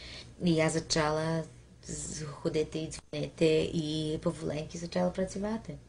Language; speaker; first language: Ukrainian; early bilingual, heritage; Ukrainian